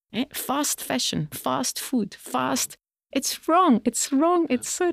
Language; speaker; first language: English; non-native, fluent; Dutch